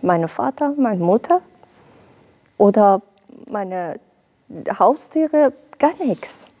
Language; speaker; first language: German; non-native, learner; Persian